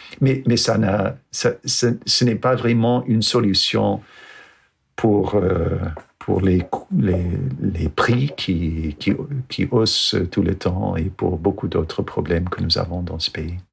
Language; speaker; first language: French; non-native, fluent; English